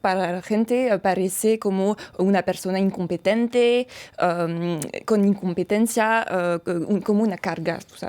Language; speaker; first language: Spanish; non-native, fluent; French